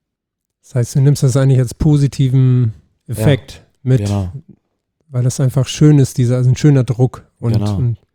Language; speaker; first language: German; native; German